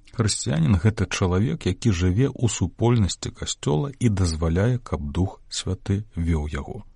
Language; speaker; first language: Belarusian; native; Belarusian